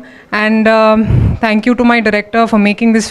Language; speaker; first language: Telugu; non-native, local second language; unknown